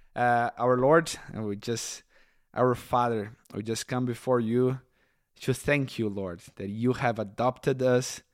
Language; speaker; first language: English; non-native, fluent; Portuguese